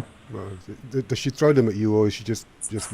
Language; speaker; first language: English; native; English